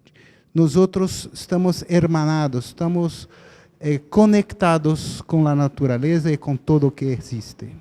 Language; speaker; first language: Spanish; non-native, fluent; Portuguese